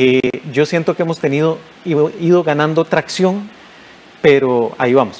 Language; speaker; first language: Spanish; native; Spanish